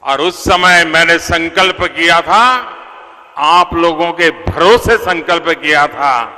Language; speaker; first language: Hindi; non-native, local second language; Gujarati